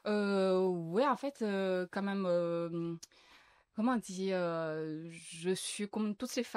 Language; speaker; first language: French; non-native, learner; Chinese